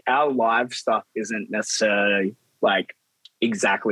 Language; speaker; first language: English; native; English